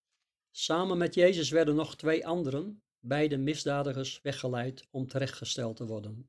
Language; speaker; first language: Dutch; native; Dutch